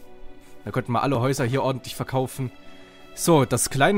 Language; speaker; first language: German; native; German